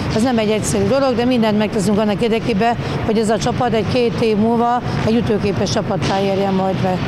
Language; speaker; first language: Hungarian; native; Hungarian